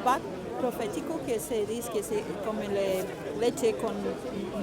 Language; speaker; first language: Spanish; non-native, learner; Portuguese